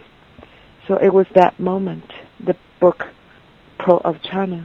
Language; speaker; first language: English; non-native, fluent; Chinese